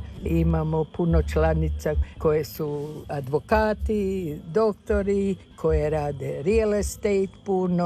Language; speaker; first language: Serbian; early bilingual, heritage; Croatian